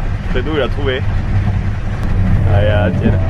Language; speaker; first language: French; native; French